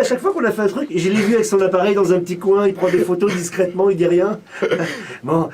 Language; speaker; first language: French; native; French